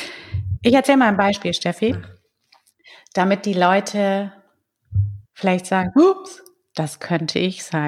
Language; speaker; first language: German; native; German